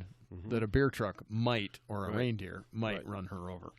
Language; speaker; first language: English; native; English